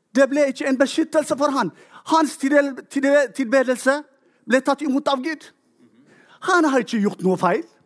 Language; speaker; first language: Norwegian; non-native, fluent; Tigrinya